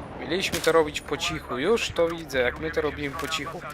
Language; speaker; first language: Polish; native; Polish